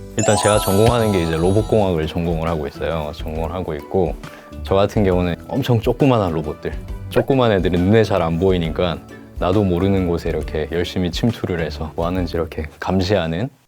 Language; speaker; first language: Korean; native; Korean